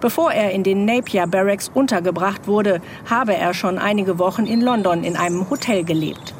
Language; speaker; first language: German; native; German